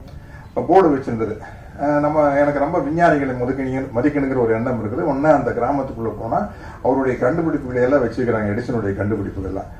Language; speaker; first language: Tamil; native; Tamil